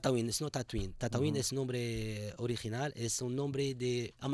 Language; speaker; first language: Spanish; non-native, fluent; Arabic